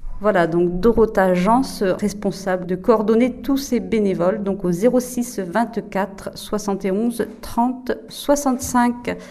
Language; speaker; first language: French; native; French